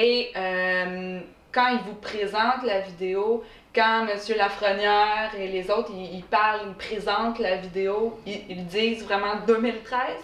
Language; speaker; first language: French; native; French